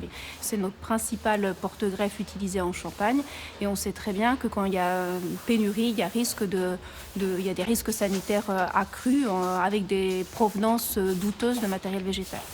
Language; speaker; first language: French; native; French